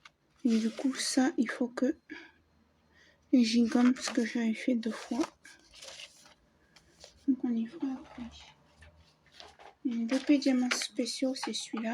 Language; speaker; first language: French; native; French